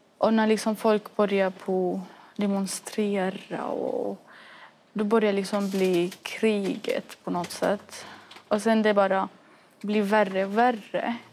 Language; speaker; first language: Swedish; non-native, fluent; Arabic